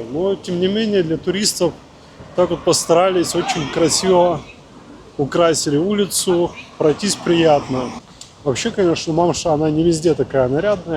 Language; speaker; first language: Russian; native; Russian